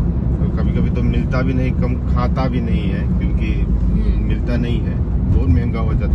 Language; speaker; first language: Hindi; non-native, local second language; Manipuri